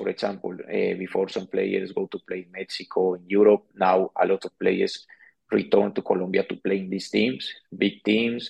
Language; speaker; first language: English; non-native, learner; Spanish